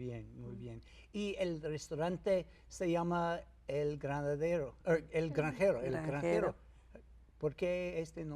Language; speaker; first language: Spanish; non-native, learner; English